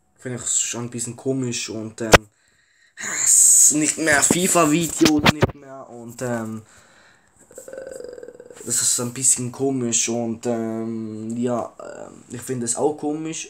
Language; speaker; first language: German; early bilingual, other home language; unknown